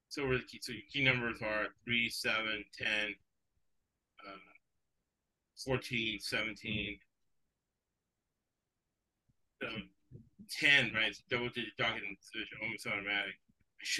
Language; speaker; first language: English; early bilingual, other home language; Spanish